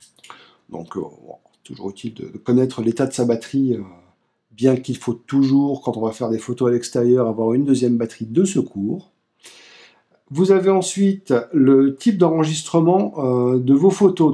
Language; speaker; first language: French; native; French